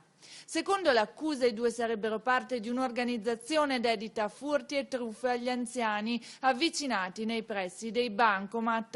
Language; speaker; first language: Italian; native; Italian